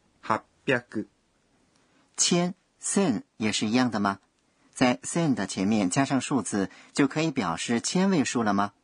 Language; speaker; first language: Chinese; non-native, fluent; Japanese